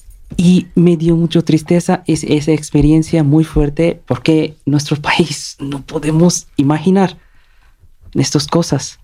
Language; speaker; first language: Spanish; non-native, learner; Bangla